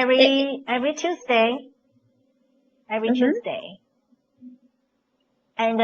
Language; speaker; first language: English; non-native, learner; Chinese